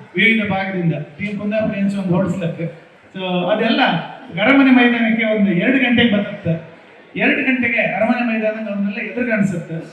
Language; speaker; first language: Kannada; native; Kannada